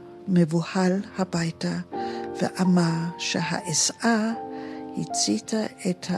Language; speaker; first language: Hebrew; non-native, fluent; German